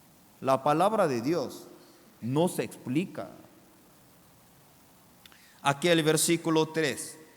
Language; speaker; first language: Spanish; non-native, fluent; Korean